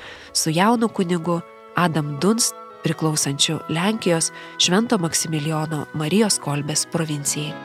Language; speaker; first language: Lithuanian; native; Lithuanian